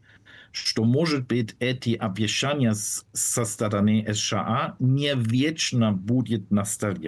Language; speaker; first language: Russian; non-native, fluent; German